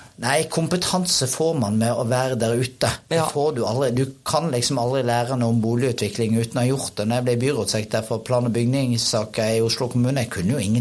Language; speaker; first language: Norwegian; native; Norwegian